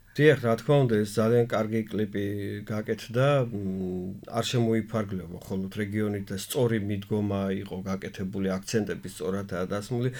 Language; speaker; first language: Georgian; native; Georgian